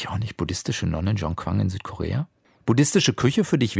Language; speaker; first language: German; native; German